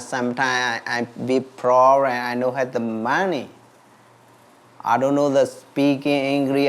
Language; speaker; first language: English; non-native, learner; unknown